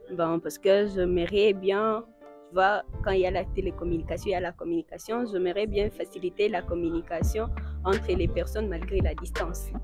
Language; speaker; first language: French; non-native, local second language; Swahili